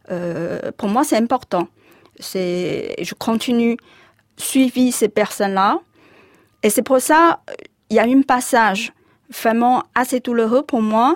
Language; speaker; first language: French; non-native, fluent; Chinese